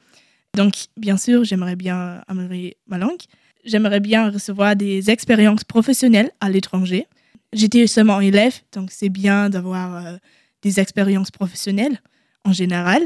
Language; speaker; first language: French; non-native, learner; German